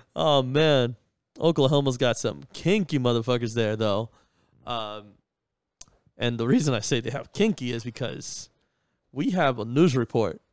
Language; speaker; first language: English; native; English